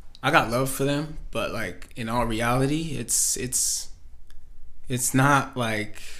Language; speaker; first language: English; native; English